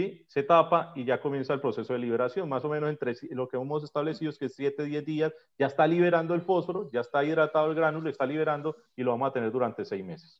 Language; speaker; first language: Spanish; native; Spanish